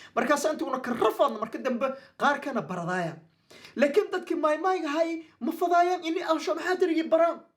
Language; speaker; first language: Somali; non-native, local second language; Maay